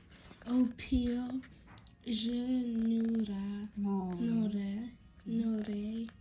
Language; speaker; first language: French; non-native, learner; English